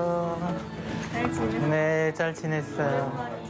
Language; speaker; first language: Korean; non-native, fluent; French